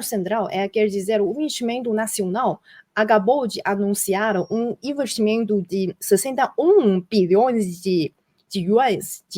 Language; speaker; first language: Portuguese; non-native, fluent; Chinese